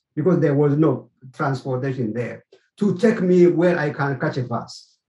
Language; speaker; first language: English; non-native, fluent; Amharic